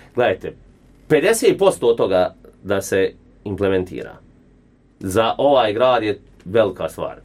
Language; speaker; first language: Croatian; native; Croatian